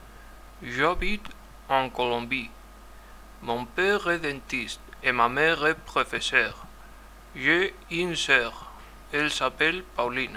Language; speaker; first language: French; non-native, learner; Spanish